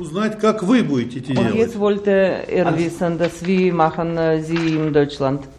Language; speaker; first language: German; non-native, learner; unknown